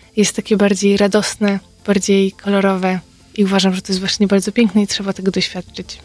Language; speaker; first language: Polish; native; Polish